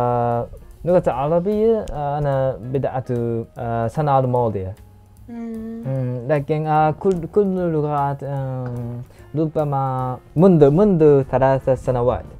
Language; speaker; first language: Arabic; non-native, learner; Japanese